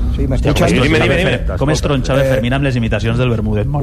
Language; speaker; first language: Catalan; native; Catalan